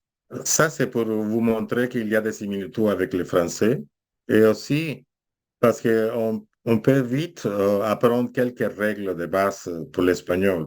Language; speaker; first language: French; non-native, fluent; Spanish